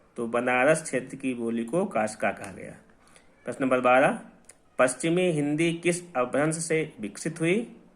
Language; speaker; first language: Hindi; native; Hindi